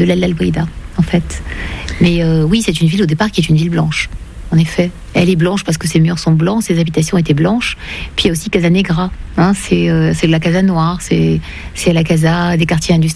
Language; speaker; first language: French; native; French